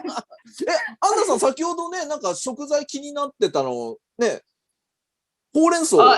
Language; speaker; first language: Japanese; native; Japanese